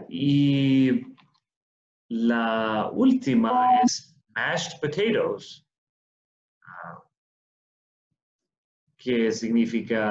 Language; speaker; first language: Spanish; non-native, fluent; Swedish